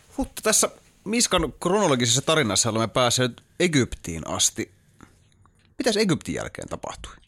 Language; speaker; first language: Finnish; native; Finnish